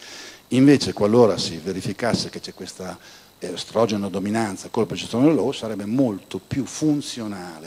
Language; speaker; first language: Italian; native; Italian